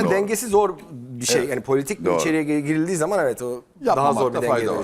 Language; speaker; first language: Turkish; native; Turkish